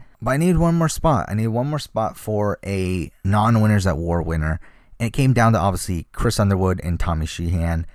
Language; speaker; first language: English; native; English